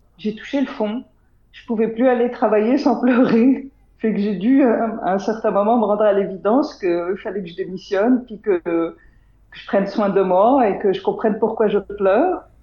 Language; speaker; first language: French; non-native, local second language; Arabic